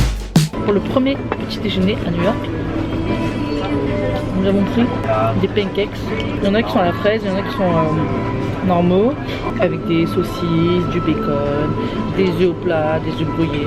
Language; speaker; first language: French; native; French